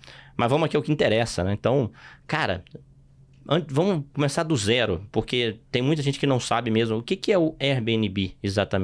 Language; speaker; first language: Portuguese; native; Portuguese